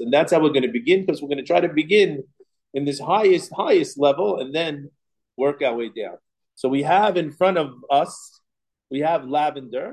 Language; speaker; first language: English; native; English